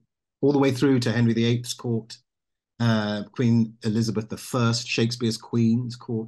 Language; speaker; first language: English; native; English